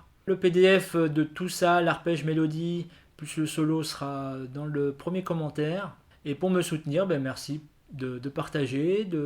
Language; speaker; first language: French; native; French